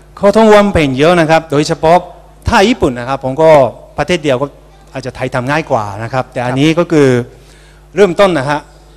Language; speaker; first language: Thai; non-native, fluent; Japanese